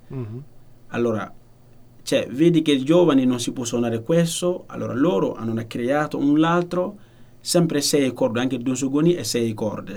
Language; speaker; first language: Italian; non-native, learner; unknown